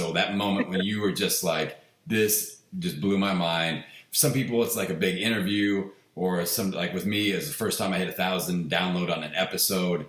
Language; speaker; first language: English; native; English